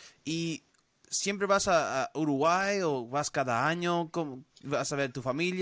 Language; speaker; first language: Spanish; early bilingual, heritage; Spanish